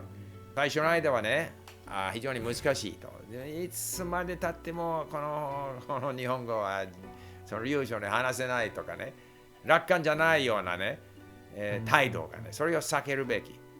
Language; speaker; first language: Japanese; non-native, fluent; English